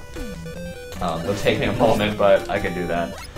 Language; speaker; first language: English; native; English